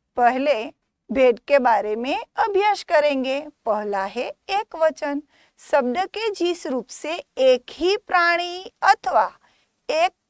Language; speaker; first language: Hindi; non-native, local second language; Gujarati